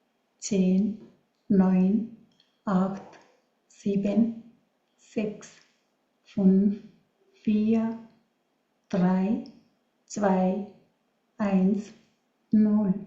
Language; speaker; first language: German; non-native, learner; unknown